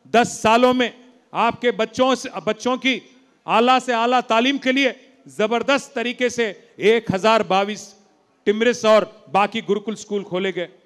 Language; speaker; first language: Hindi; non-native, local second language; Telugu